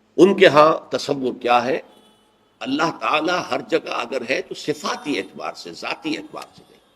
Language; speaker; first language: Urdu; native; Urdu